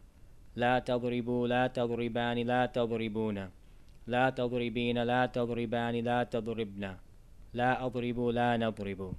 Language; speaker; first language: Arabic; non-native, fluent; English